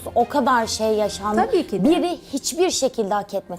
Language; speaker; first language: Turkish; native; Turkish